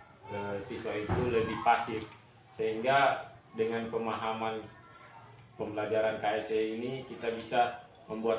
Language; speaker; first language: Indonesian; native; Indonesian